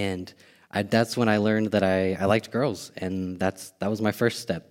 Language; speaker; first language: English; native; English